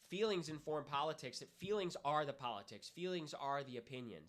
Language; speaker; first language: English; native; English